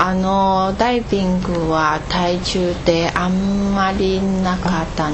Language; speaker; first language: Japanese; non-native, learner; Chinese